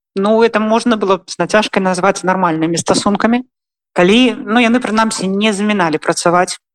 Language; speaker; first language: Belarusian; non-native, local second language; Russian